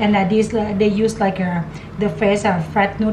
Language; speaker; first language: English; non-native, fluent; Thai